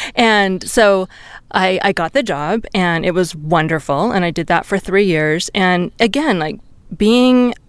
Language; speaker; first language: English; native; English